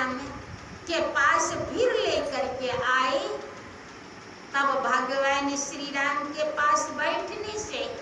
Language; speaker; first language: Hindi; native; Hindi